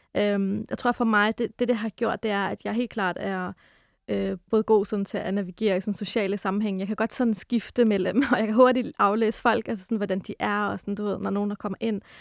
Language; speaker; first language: Danish; early bilingual, other home language; Arabic